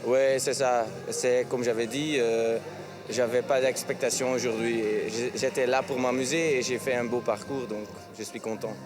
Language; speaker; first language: French; non-native, local second language; Dutch